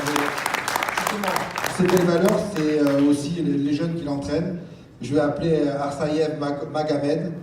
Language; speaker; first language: French; native; French